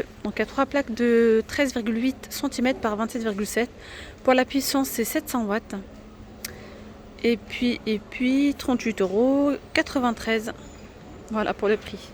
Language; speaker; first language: French; native; French